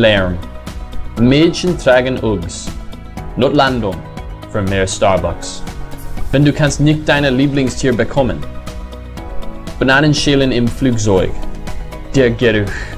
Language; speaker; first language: German; non-native, learner; English